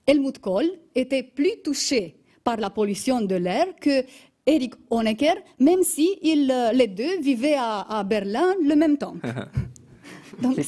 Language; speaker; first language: French; non-native, fluent; Romanian